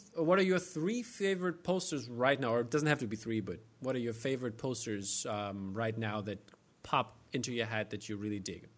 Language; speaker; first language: English; non-native, fluent; German